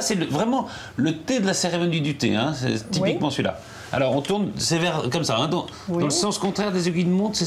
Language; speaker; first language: French; native; French